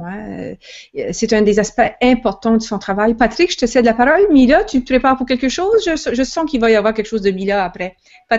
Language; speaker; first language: French; native; French